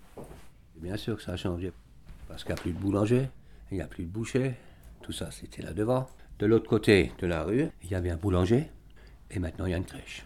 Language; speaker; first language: French; native; French